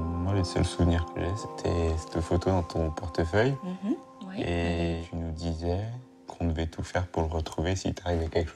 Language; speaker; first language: French; native; French